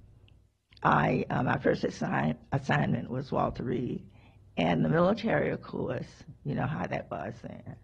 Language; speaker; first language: English; native; English